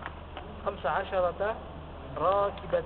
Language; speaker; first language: Arabic; non-native, learner; French